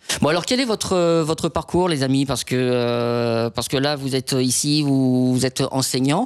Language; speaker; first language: French; native; French